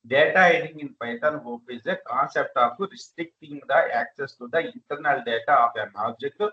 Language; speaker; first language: English; non-native, local second language; Telugu